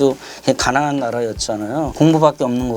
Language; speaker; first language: Korean; native; Korean